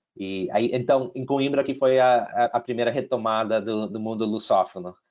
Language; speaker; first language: Portuguese; non-native, fluent; English